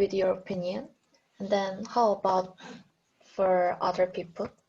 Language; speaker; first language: English; non-native, learner; Korean